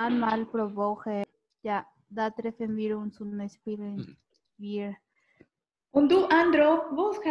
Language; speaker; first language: German; non-native, learner; Spanish